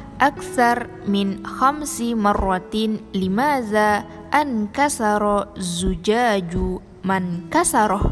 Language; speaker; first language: Arabic; non-native, learner; Indonesian